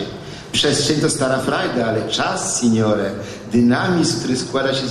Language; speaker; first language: Polish; native; Polish